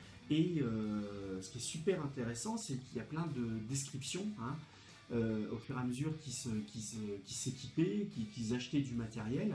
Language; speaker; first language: French; native; French